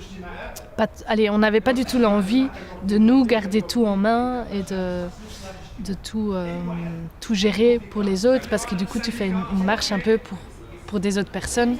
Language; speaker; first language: French; native; French